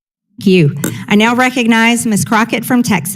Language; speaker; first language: English; native; English